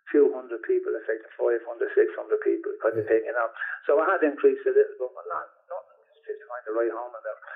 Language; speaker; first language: English; native; English